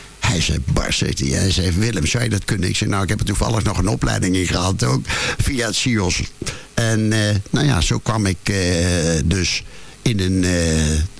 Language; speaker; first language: Dutch; native; Dutch